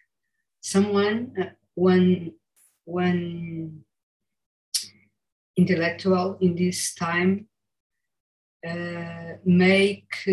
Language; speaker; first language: English; non-native, learner; Portuguese